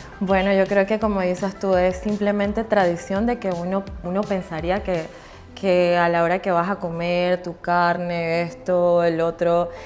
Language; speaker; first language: Spanish; native; Spanish